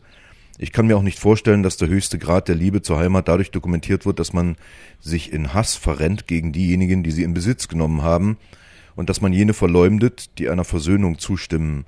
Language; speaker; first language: German; native; German